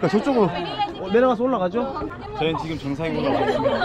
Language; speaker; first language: Korean; native; Korean